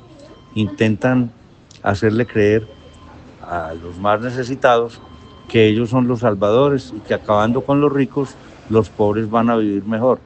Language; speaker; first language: Spanish; native; Spanish